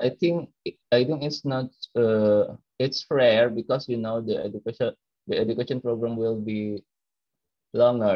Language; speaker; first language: English; non-native, learner; Indonesian